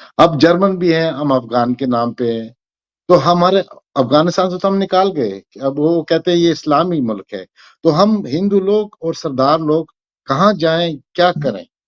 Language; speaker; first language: Hindi; non-native, fluent; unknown